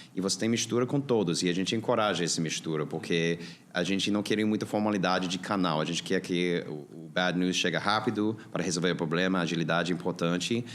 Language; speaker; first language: Portuguese; non-native, fluent; English